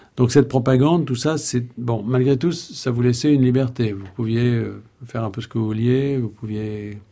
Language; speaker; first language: French; native; French